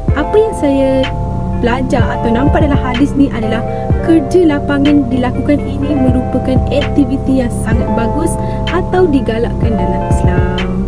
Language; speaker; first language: Malay; native; Malay